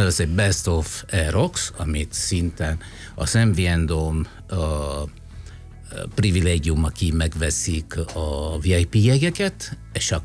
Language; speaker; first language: Hungarian; non-native, fluent; Italian